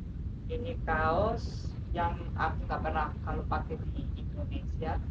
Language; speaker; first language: Indonesian; non-native, fluent; Spanish